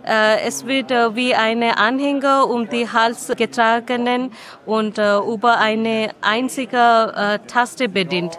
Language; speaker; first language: German; non-native, learner; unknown